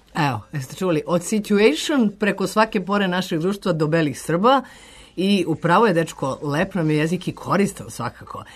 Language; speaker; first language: Serbian; native; Serbian